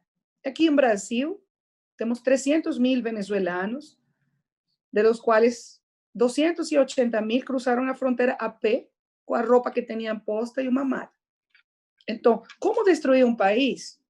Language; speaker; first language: Portuguese; non-native, fluent; Spanish